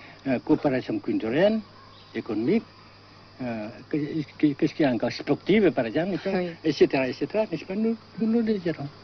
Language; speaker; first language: French; non-native, local second language; Vietnamese